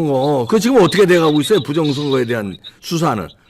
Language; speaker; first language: Korean; native; Korean